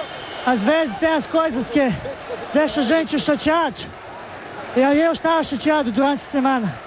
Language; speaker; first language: Portuguese; non-native, fluent; Serbian